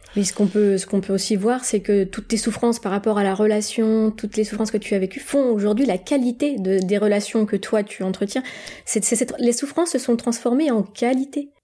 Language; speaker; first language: French; native; French